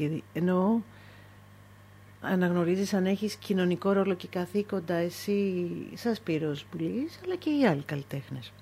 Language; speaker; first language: Greek; native; Greek